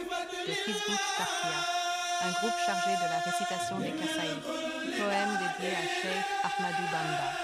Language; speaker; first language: French; non-native, local second language; Wolof